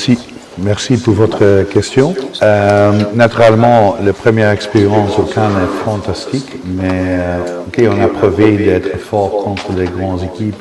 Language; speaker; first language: French; non-native, fluent; Dutch